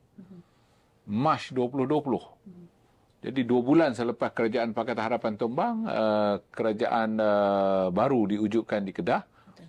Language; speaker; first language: Malay; native; Malay